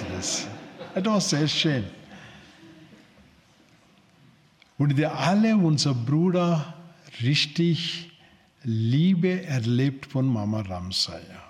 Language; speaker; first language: German; non-native, learner; Telugu